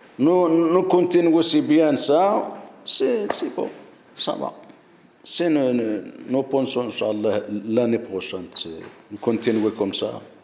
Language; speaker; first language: French; non-native, learner; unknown